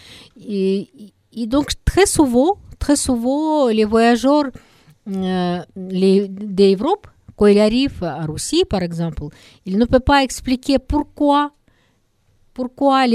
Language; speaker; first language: French; non-native, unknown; Russian